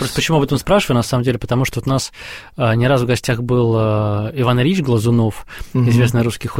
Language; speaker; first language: Russian; native; Russian